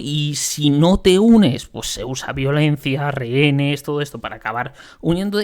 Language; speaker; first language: Spanish; native; Spanish